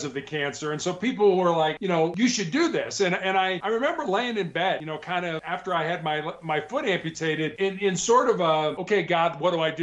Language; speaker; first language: English; native; English